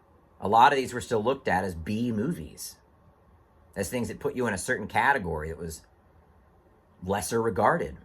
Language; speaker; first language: English; native; English